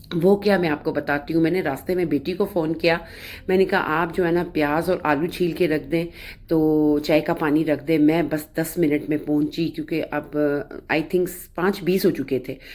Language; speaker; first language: Urdu; non-native, local second language; Punjabi